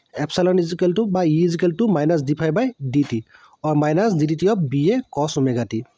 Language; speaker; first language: English; non-native, local second language; Assamese